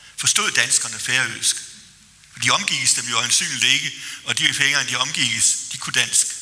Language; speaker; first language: Danish; native; Danish